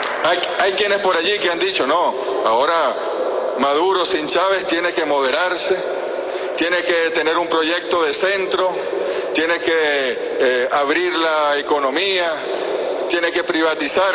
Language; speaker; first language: Spanish; native; Spanish